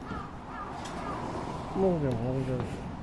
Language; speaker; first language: Japanese; native; Japanese